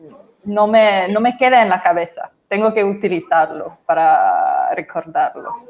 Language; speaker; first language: Spanish; non-native, fluent; English